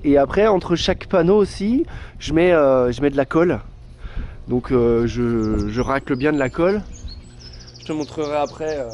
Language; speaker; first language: French; native; French